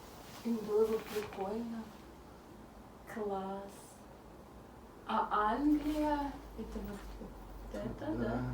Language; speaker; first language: Russian; native; Russian